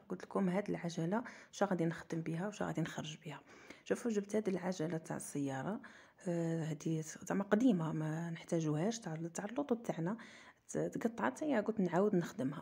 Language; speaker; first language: Arabic; native; Arabic